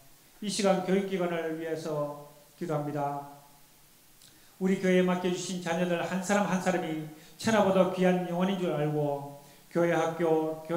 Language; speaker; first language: Korean; native; Korean